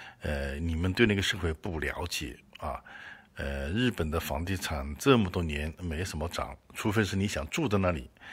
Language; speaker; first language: Chinese; native; Chinese